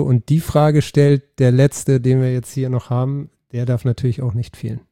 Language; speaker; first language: German; native; German